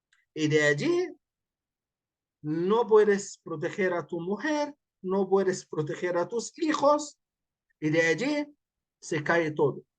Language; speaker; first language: Spanish; non-native, fluent; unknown